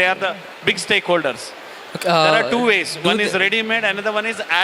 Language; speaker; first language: English; non-native, local second language; Kannada